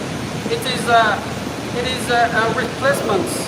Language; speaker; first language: English; non-native, learner; Chinese